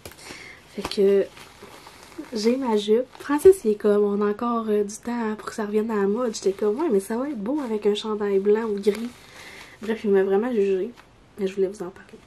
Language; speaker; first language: French; native; French